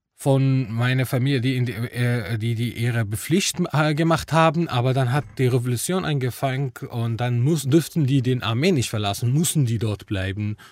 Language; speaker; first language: German; non-native, fluent; Arabic